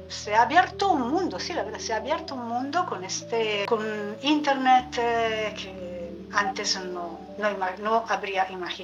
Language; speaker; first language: Spanish; non-native, fluent; Italian